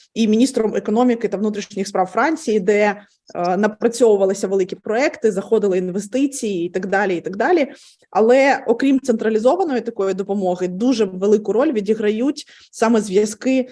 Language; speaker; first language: Ukrainian; native; Ukrainian